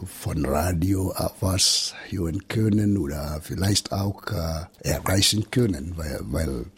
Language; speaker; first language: German; non-native, learner; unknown